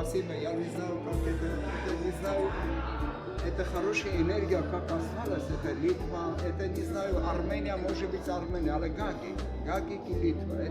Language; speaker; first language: Russian; non-native, learner; Polish